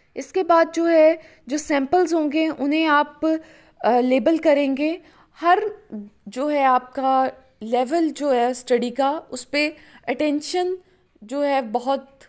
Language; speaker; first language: Urdu; non-native, local second language; Punjabi